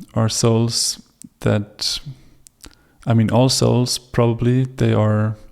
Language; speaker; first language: English; non-native, fluent; German